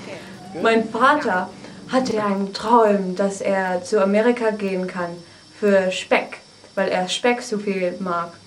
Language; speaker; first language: German; non-native, learner; English